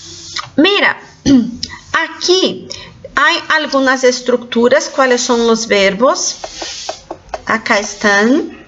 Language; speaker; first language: Spanish; non-native, fluent; Portuguese